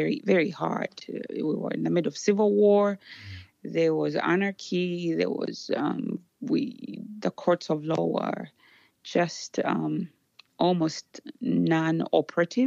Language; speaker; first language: English; non-native, local second language; Ganda